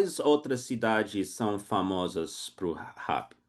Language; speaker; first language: Portuguese; non-native, fluent; English